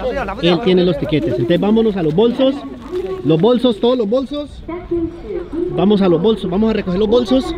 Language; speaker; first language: Spanish; native; Spanish